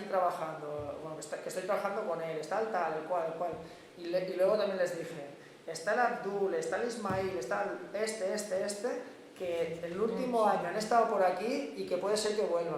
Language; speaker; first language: Spanish; native; Spanish